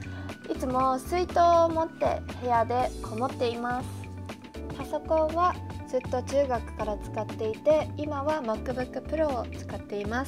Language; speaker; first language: Japanese; early bilingual, heritage; Japanese